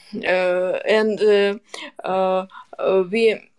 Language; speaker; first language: English; non-native, learner; Ukrainian